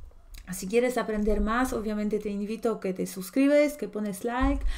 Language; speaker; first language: Spanish; non-native, fluent; Polish